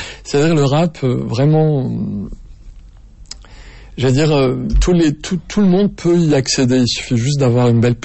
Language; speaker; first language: French; native; French